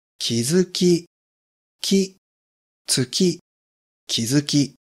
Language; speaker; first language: Japanese; native; Japanese